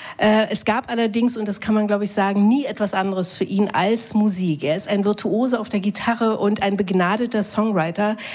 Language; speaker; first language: German; native; German